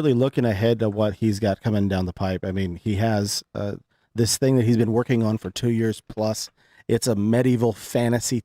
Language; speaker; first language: English; native; English